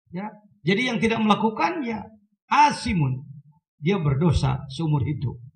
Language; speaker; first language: Indonesian; non-native, local second language; Sundanese